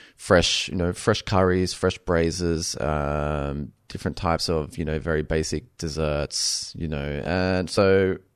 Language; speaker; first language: English; native; English